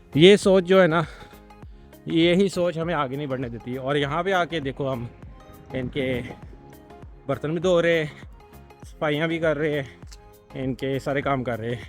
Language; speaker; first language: Urdu; non-native, local second language; Punjabi